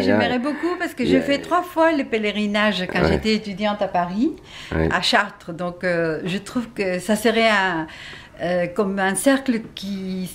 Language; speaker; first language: French; non-native, fluent; Spanish